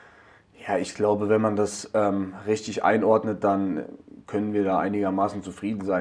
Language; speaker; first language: German; native; German